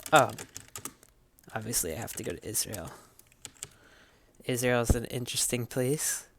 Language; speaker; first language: English; native; English